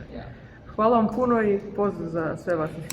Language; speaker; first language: Bosnian; native; Bosnian